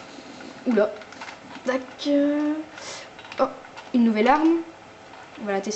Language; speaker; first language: French; native; French